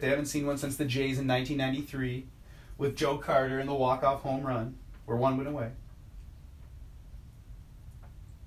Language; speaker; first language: English; native; English